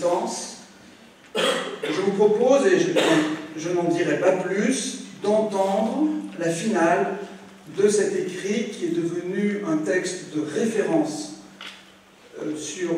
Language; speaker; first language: French; native; French